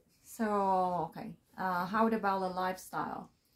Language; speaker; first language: English; non-native, learner; Chinese